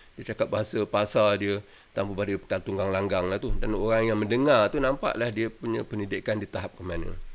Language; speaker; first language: Malay; native; Malay